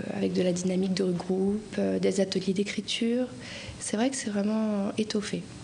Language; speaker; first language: French; native; French